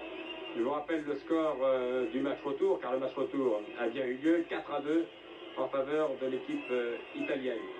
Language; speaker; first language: French; native; French